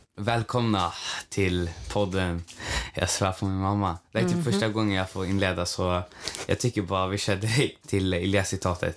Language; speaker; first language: Swedish; native; Swedish